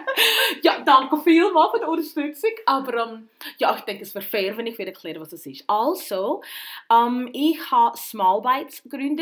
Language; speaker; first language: German; early bilingual, heritage; English